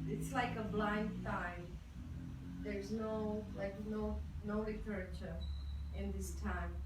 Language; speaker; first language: English; non-native, fluent; Czech